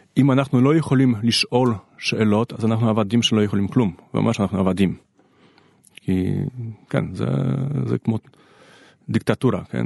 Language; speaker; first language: Hebrew; non-native, fluent; Polish